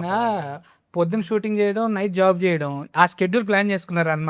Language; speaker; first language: Telugu; native; Telugu